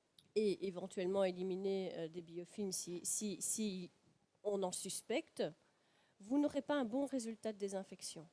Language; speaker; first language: French; native; French